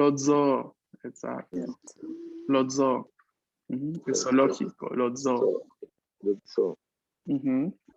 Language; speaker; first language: Italian; non-native, fluent; Spanish